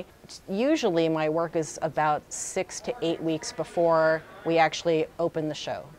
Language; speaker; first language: English; native; English